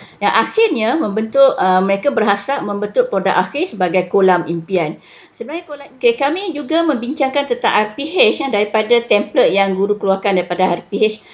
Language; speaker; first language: Malay; native; Malay